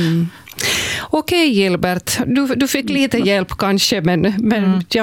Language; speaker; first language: Swedish; native; Swedish